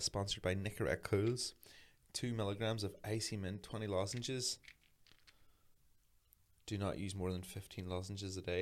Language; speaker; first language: English; native; English